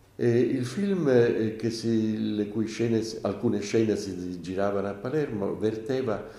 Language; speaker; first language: Italian; native; Italian